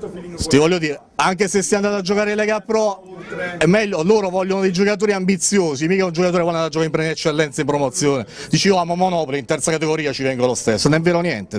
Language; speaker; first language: Italian; native; Italian